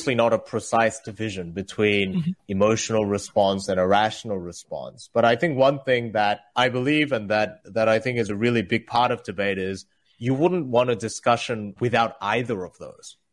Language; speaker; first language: English; early bilingual, other home language; Korean